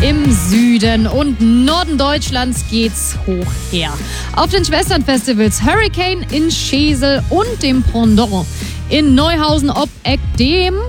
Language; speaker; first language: German; native; German